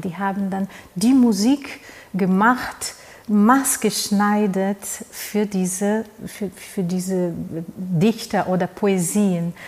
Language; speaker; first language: German; non-native, fluent; Portuguese